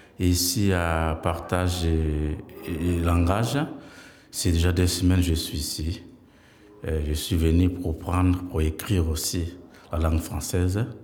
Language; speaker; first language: French; non-native, local second language; Lingala